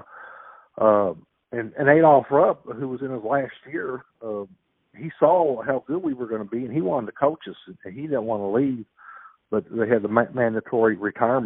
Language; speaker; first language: English; native; English